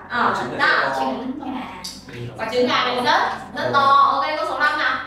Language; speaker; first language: Chinese; non-native, fluent; Vietnamese